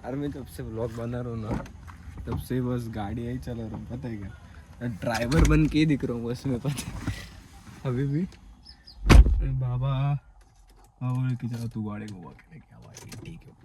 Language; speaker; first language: Hindi; non-native, local second language; Marathi